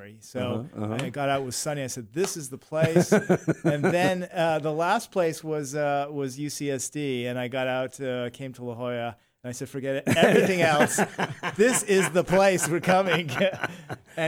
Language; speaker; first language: English; native; English